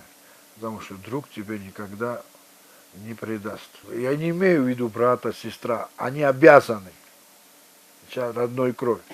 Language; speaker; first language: Russian; non-native, local second language; Georgian